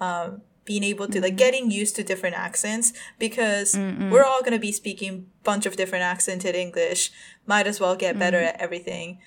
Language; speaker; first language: English; non-native, fluent; Japanese